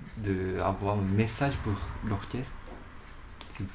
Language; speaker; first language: French; non-native, fluent; Japanese